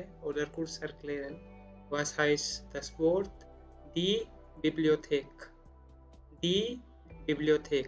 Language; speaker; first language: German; non-native, learner; Spanish